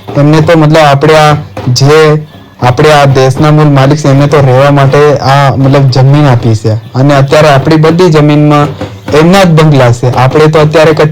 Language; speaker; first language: Gujarati; non-native, local second language; Bhili